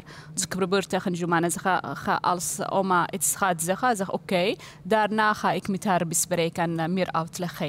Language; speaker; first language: Dutch; non-native, learner; Arabic